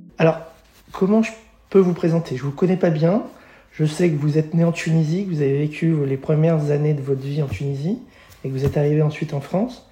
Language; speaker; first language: French; native; French